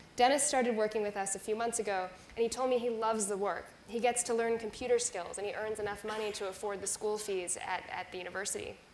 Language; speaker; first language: English; native; English